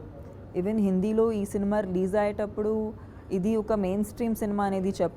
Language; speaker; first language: Telugu; non-native, fluent; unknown